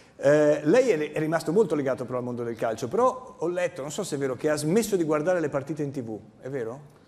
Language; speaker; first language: Italian; native; Italian